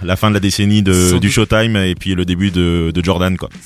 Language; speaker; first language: French; native; French